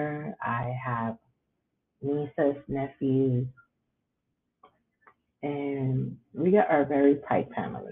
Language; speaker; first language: English; non-native, fluent; Spanish